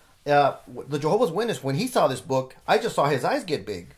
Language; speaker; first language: English; early bilingual, other home language; Spanish